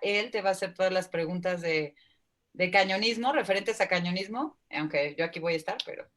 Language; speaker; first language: Spanish; native; Spanish